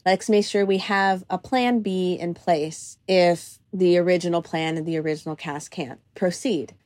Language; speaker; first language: English; early bilingual, other home language; Greek